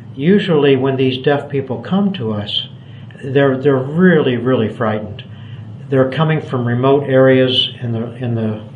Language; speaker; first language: English; native; English